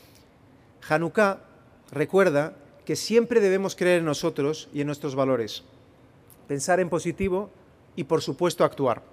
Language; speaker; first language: Spanish; native; Spanish